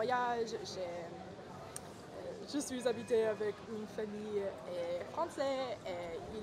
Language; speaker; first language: French; non-native, learner; English